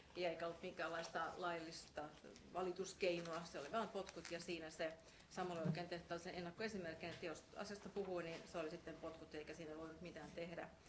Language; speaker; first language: Finnish; non-native, fluent; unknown